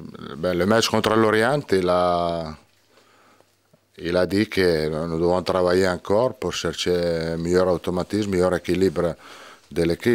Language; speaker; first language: French; non-native, learner; Italian